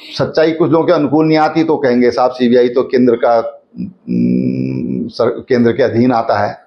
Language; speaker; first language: Hindi; native; Hindi